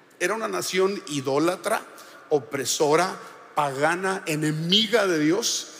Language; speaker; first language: Spanish; native; Spanish